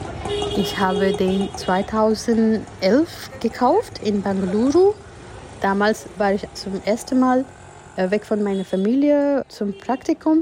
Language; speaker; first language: German; non-native, fluent; Gujarati